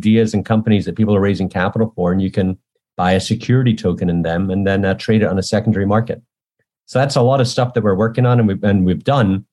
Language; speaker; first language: English; native; English